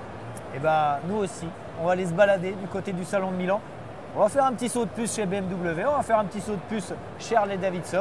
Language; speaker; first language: French; native; French